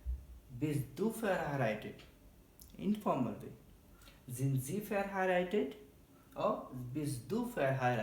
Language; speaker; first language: German; non-native, learner; Hindi